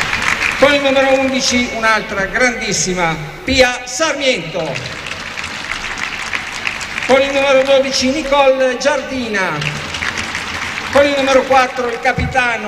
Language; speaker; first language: Italian; native; Italian